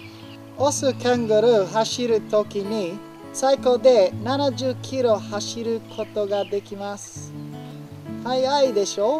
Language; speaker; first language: Japanese; non-native, learner; English